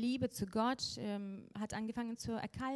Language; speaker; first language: German; non-native, fluent; Russian